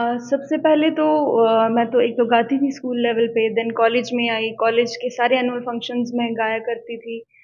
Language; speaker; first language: Hindi; non-native, local second language; Punjabi